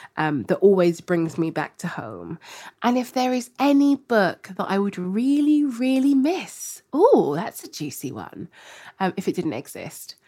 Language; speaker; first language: English; native; English